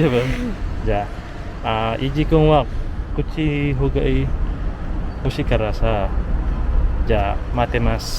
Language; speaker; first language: Japanese; non-native, learner; Filipino